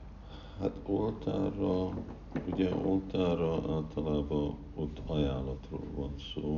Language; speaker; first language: Hungarian; early bilingual, heritage; Hungarian